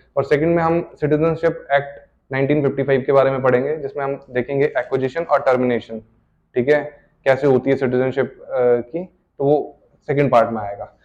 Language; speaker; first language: Hindi; native; Hindi